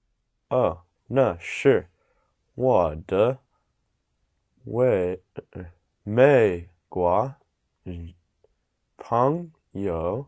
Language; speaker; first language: Chinese; non-native, learner; English